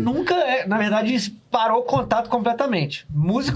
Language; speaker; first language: Portuguese; native; Portuguese